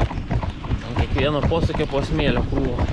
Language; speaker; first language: Lithuanian; native; Lithuanian